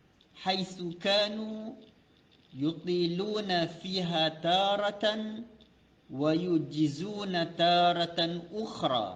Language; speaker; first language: Arabic; non-native, fluent; Malay